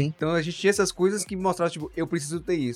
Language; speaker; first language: Portuguese; native; Portuguese